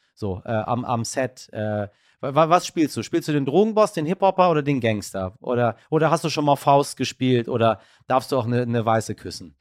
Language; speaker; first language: German; early bilingual, other home language; Persian